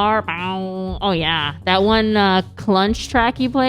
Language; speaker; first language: English; native; English